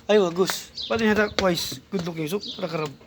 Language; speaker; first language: Arabic; non-native, learner; Filipino